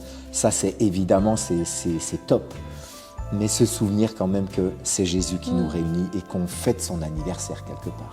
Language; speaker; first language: French; native; French